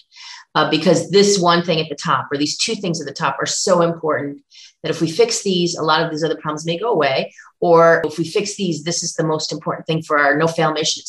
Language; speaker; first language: English; native; English